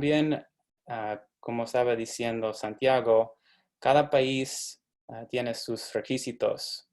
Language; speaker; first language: Spanish; non-native, fluent; English